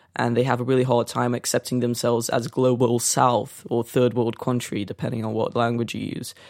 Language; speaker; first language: English; non-native, fluent; Portuguese